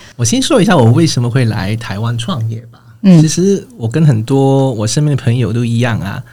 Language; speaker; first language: Chinese; non-native, fluent; Cantonese